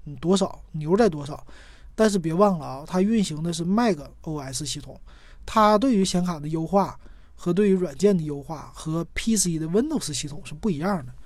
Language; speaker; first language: Chinese; native; Chinese